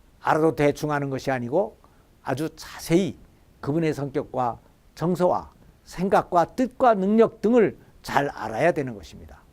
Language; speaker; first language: Korean; native; Korean